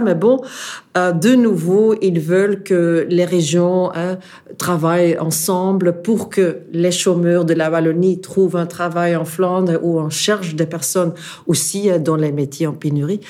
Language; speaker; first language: French; non-native, fluent; Dutch